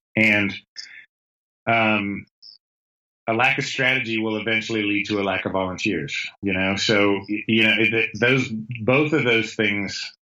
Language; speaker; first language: English; native; English